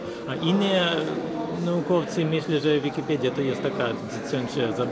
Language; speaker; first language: Polish; non-native, learner; Ukrainian